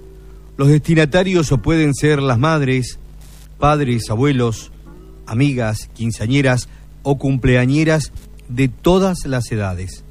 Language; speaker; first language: Spanish; native; Spanish